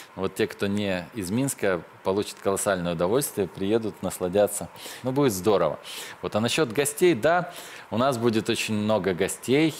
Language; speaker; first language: Russian; native; Russian